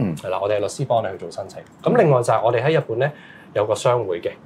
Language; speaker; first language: Cantonese; native; Cantonese